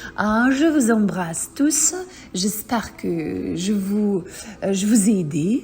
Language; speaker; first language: French; non-native, fluent; Ukrainian